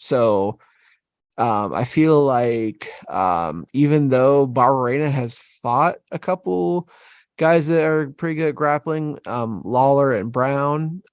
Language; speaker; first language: English; native; English